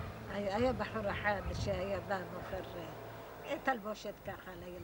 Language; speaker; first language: Hebrew; non-native, fluent; Arabic